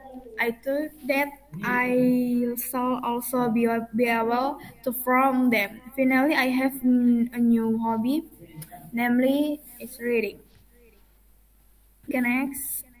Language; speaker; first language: English; non-native, learner; Indonesian